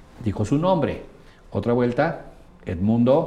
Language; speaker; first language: Spanish; native; Spanish